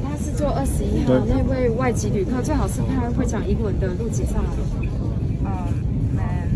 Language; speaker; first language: Chinese; native; Chinese